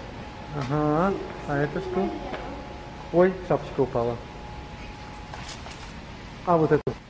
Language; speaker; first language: Russian; native; Russian